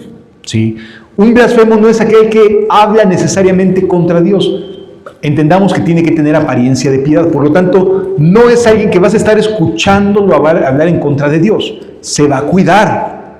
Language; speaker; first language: Spanish; native; Spanish